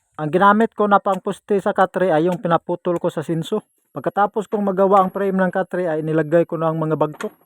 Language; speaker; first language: Filipino; non-native, local second language; Cebuano